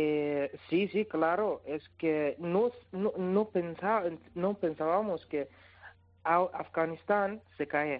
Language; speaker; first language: Spanish; non-native, learner; Persian